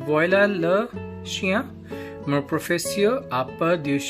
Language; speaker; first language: French; non-native, learner; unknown